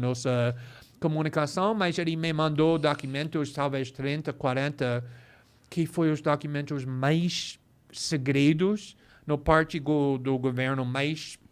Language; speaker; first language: Portuguese; non-native, fluent; English